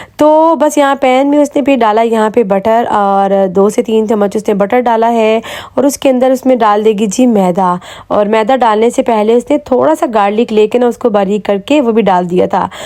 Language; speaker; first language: Urdu; native; Urdu